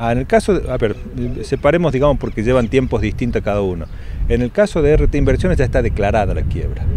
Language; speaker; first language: Spanish; native; Spanish